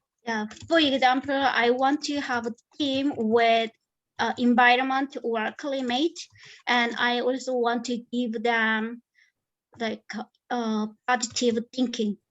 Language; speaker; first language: English; non-native, fluent; Korean